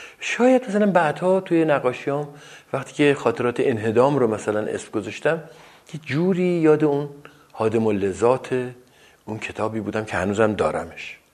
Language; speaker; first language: Persian; non-native, local second language; Azerbaijani